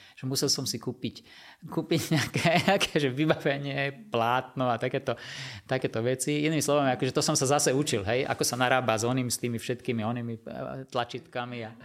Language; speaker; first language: Slovak; non-native, local second language; Hungarian